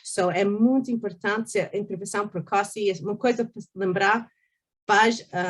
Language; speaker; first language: Portuguese; early bilingual, heritage; Portuguese